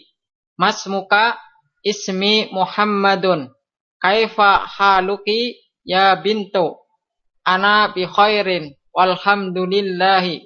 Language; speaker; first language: Arabic; non-native, learner; Indonesian